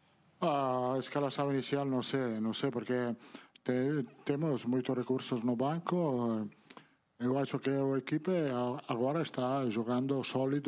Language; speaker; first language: Portuguese; non-native, learner; Italian